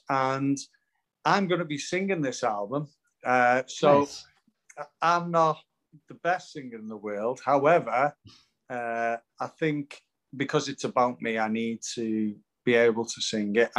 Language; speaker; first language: English; native; English